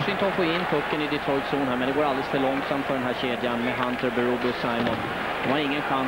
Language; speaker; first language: Swedish; native; Swedish